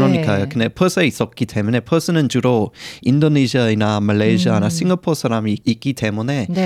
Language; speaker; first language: Korean; non-native, fluent; English